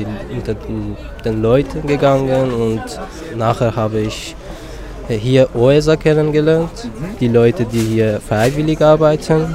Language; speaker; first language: German; non-native, fluent; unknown